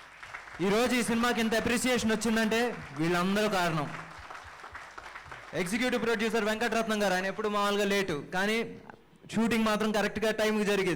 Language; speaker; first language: Telugu; native; Telugu